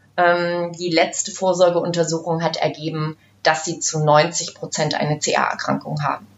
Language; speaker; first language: German; native; German